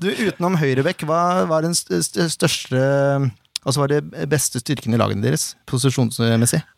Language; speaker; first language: Norwegian; native; Norwegian